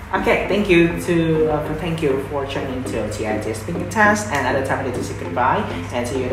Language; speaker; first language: English; non-native, fluent; Vietnamese